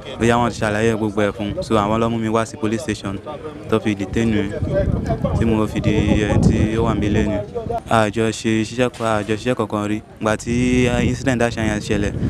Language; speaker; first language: Yoruba; non-native, local second language; Ibibio